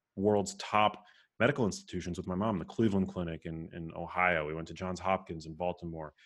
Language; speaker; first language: English; native; English